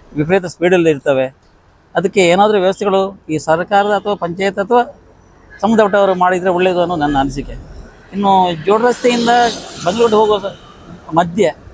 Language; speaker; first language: Kannada; native; Kannada